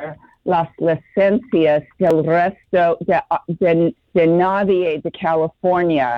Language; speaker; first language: Spanish; non-native, learner; English